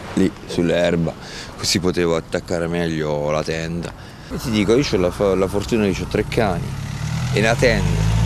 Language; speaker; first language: Italian; native; Italian